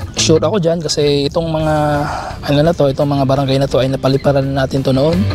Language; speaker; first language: Filipino; non-native, local second language; Cebuano